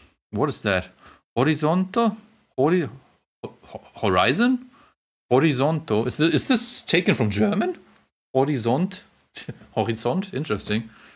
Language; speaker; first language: English; non-native, fluent; German